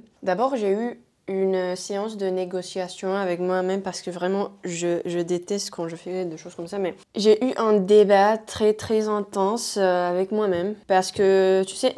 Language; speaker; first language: French; non-native, fluent; Spanish